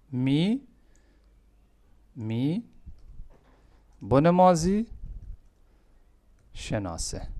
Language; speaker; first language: Persian; non-native, fluent; Urdu